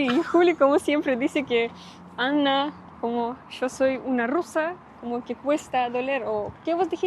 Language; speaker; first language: Spanish; non-native, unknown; Russian